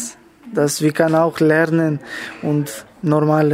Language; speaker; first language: German; non-native, learner; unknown